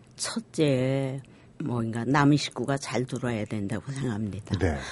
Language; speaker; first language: Korean; native; Korean